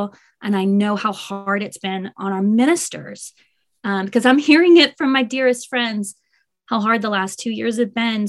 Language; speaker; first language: English; native; English